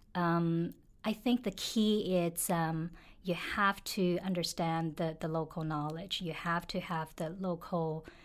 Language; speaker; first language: English; non-native, fluent; Chinese